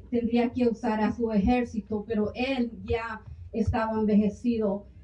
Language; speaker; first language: Spanish; early bilingual, heritage; Spanish